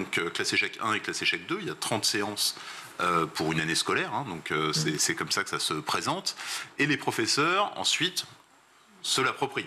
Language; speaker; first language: French; native; French